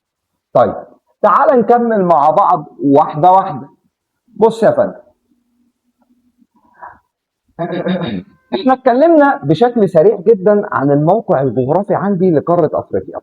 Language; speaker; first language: Arabic; native; Arabic